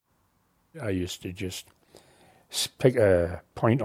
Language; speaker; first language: English; native; English